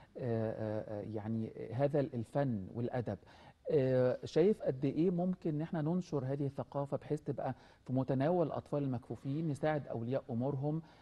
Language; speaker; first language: Arabic; native; Arabic